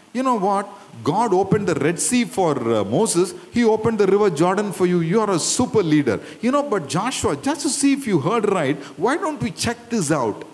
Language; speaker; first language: English; non-native, local second language; Tamil